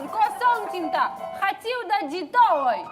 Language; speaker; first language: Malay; non-native, learner; Russian